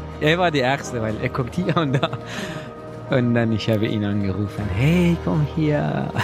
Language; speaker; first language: German; non-native, learner; Persian